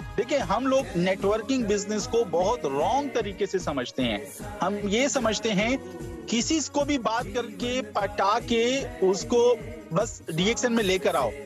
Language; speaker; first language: Urdu; non-native, local second language; Pashto